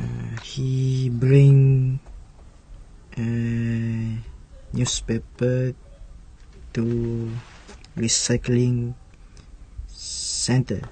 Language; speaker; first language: English; non-native, learner; Malay